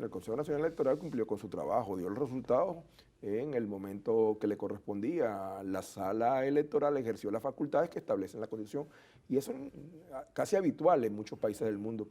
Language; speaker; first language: Spanish; native; Spanish